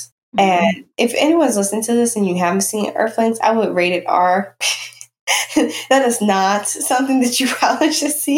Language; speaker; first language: English; native; English